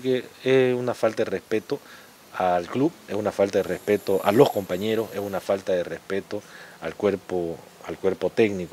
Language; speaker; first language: Spanish; native; Spanish